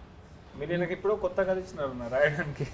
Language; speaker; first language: Telugu; native; Telugu